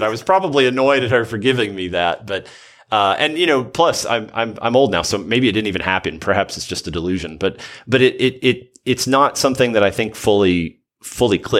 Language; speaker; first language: English; native; English